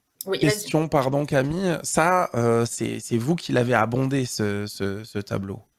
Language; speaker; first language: French; native; French